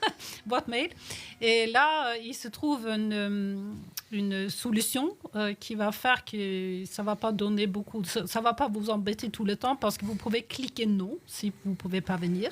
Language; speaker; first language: French; non-native, fluent; Norwegian